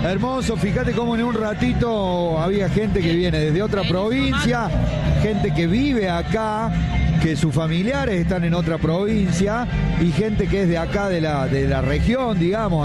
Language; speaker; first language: Spanish; native; Spanish